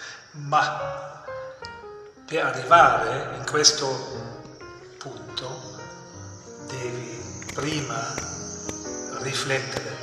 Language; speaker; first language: Italian; non-native, fluent; German